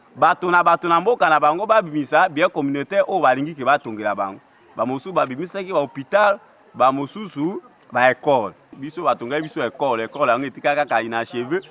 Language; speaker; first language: Lingala; non-native, local second language; Mongo